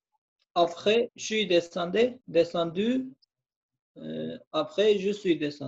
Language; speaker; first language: French; non-native, learner; Kurdish